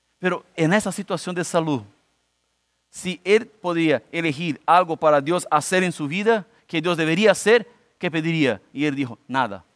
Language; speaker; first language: Spanish; non-native, fluent; Portuguese